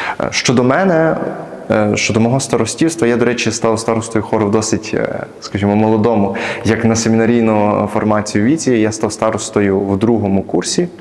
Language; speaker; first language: Ukrainian; native; Ukrainian